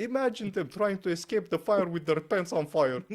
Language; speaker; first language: English; non-native, fluent; Romanian